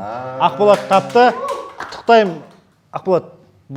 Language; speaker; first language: Kazakh; native; Kazakh